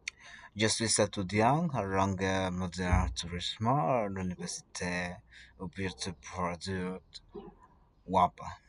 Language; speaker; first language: French; non-native, learner; Spanish